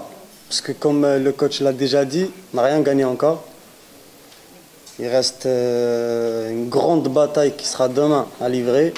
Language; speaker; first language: French; native; French